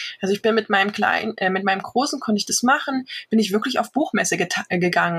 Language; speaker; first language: German; native; German